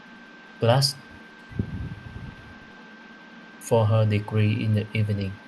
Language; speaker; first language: English; non-native, learner; Vietnamese